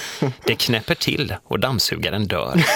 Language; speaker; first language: Swedish; native; Swedish